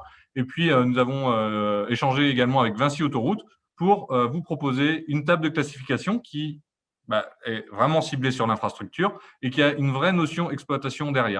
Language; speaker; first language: French; native; French